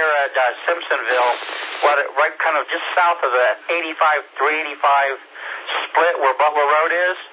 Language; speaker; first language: English; native; English